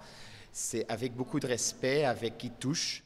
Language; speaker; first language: French; non-native, local second language; Dutch